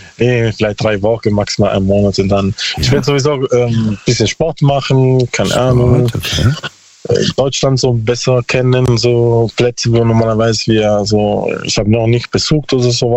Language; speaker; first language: German; non-native, learner; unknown